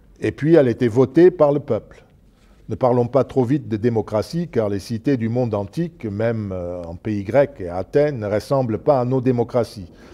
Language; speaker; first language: French; non-native, local second language; Luxembourgish